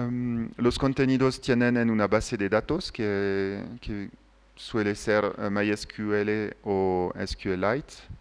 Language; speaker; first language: Spanish; non-native, fluent; French